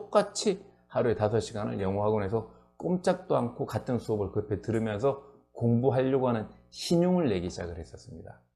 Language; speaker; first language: Korean; native; Korean